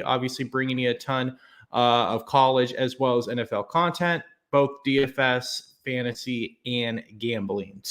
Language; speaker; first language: English; native; English